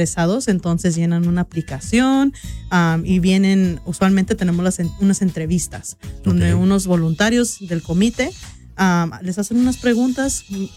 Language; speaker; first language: Spanish; early bilingual, heritage; Spanish